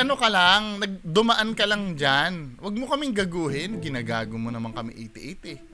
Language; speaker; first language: Filipino; native; Filipino